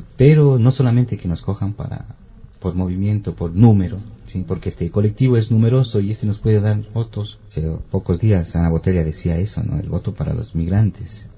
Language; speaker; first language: Spanish; native; Spanish